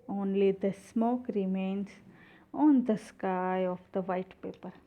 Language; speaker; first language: English; non-native, local second language; Gujarati